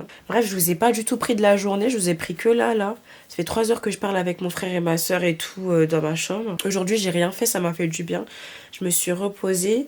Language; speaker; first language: French; native; French